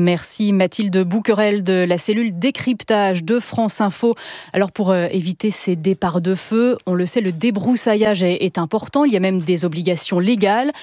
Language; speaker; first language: French; native; French